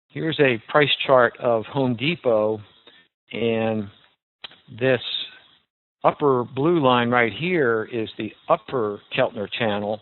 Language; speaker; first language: English; native; English